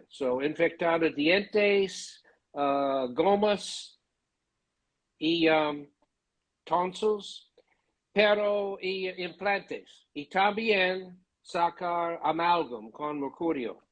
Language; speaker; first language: Spanish; non-native, learner; English